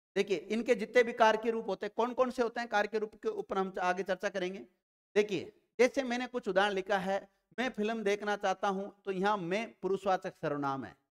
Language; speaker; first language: Hindi; native; Hindi